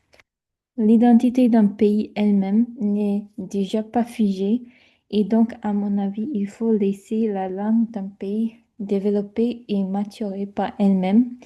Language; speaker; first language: French; non-native, fluent; English